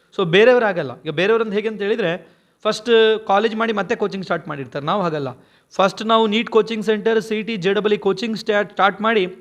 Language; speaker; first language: Kannada; native; Kannada